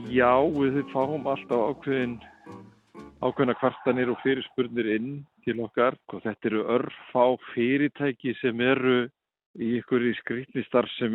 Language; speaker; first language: Icelandic; native; Icelandic